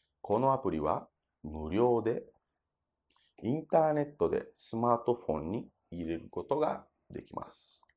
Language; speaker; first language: Japanese; non-native, fluent; Portuguese